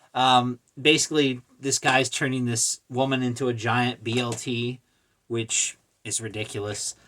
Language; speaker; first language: English; native; English